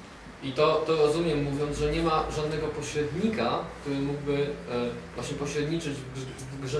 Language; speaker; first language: Polish; native; Polish